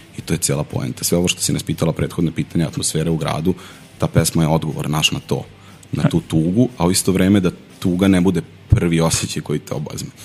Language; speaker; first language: Serbian; native; Serbian